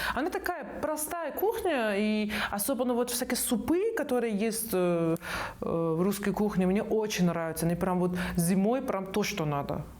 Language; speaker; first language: Russian; non-native, fluent; Persian